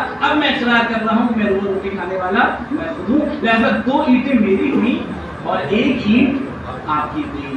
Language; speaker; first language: Urdu; native; Urdu